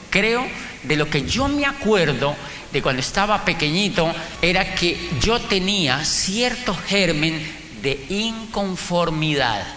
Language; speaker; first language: Spanish; native; Spanish